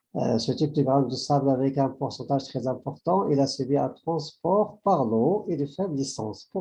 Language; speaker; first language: French; non-native, local second language; Arabic